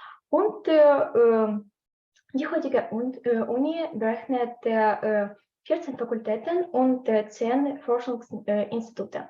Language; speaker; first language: German; non-native, learner; Ukrainian